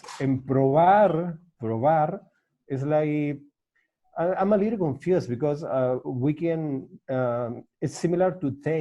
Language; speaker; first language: English; non-native, learner; Spanish